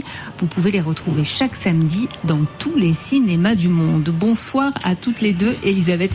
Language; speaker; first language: French; native; French